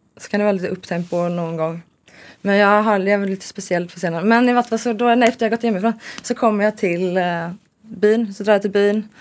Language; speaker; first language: Swedish; native; Swedish